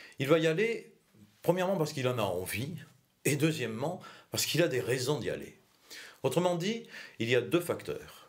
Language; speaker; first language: French; native; French